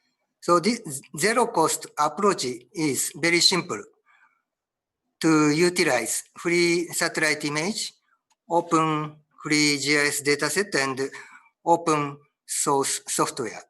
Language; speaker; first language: English; non-native, learner; Japanese